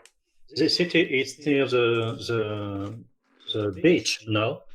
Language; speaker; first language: English; non-native, learner; French